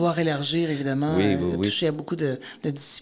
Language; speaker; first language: French; native; French